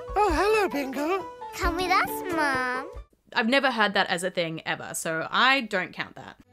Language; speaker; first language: English; native; English